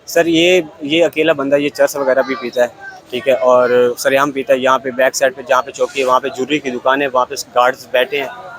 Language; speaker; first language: Urdu; non-native, local second language; Punjabi